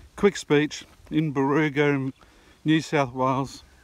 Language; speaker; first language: English; native; English